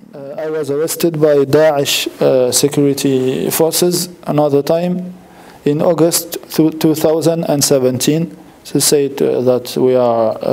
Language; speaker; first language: English; non-native, learner; French